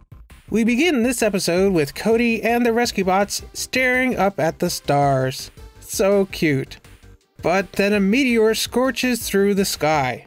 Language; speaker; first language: English; native; English